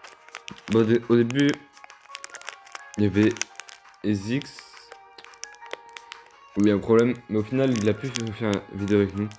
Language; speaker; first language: French; native; French